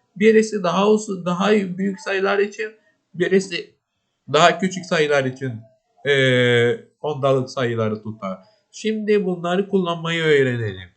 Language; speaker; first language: Turkish; native; Turkish